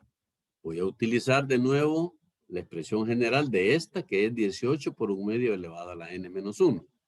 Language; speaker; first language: Spanish; native; Spanish